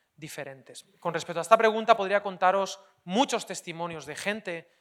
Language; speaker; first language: Spanish; native; Spanish